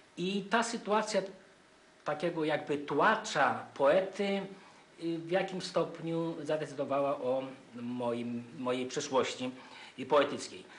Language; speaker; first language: Polish; non-native, fluent; Greek